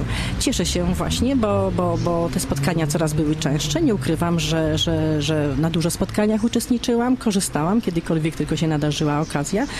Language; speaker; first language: Polish; native; Polish